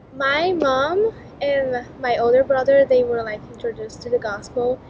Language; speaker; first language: English; non-native, fluent; Portuguese